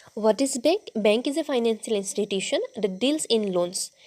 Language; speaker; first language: English; non-native, local second language; Assamese